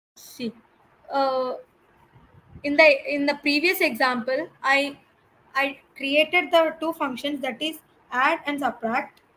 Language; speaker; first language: English; non-native, local second language; Telugu